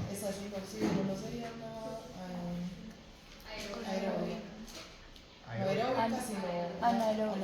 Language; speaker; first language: Spanish; native; Spanish